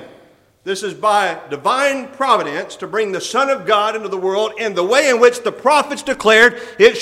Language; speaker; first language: English; native; English